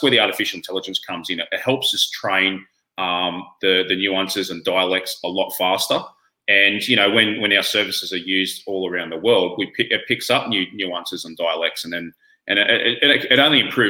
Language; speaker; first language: English; native; English